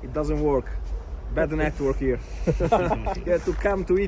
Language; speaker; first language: English; non-native, fluent; Italian